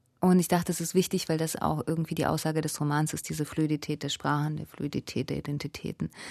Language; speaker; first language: German; early bilingual, other home language; Russian